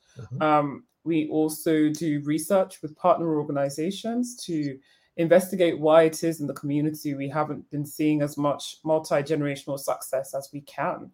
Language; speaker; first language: English; non-native, local second language; Yoruba